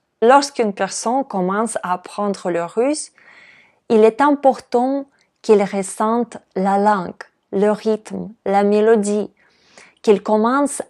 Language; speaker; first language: French; non-native, fluent; Russian